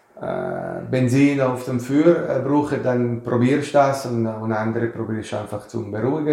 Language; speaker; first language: German; non-native, fluent; Italian